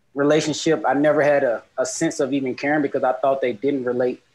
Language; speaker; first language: English; native; English